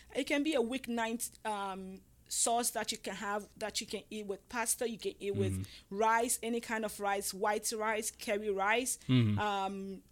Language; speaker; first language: English; non-native, local second language; Ga